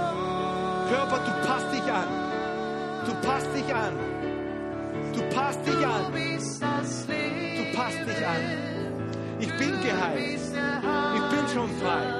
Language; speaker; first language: German; non-native, fluent; Spanish